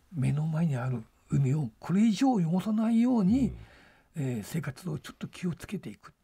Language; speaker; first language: Japanese; native; Japanese